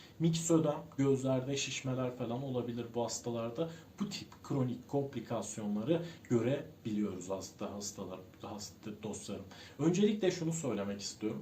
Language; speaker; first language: Turkish; native; Turkish